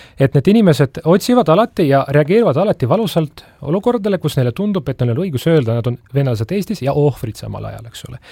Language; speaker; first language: Estonian; non-native, local second language; Russian